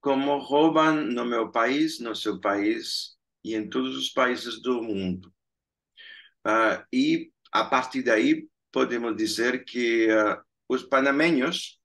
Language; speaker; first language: Portuguese; non-native, fluent; Spanish